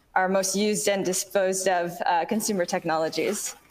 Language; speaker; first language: English; native; English